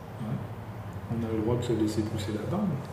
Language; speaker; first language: French; native; French